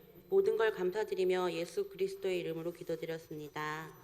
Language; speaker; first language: Korean; native; Korean